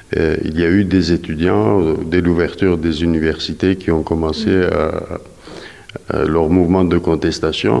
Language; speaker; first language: French; non-native, fluent; Persian